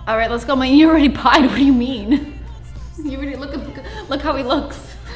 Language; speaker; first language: English; native; English